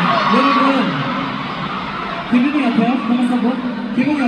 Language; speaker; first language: Korean; non-native, learner; Filipino